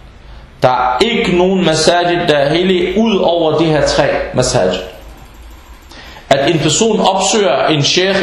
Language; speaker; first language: Danish; non-native, fluent; Arabic